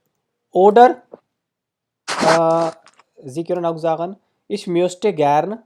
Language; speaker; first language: German; non-native, fluent; Hindi